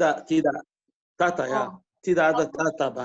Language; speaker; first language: Indonesian; non-native, learner; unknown